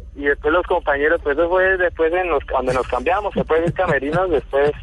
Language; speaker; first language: Spanish; native; Spanish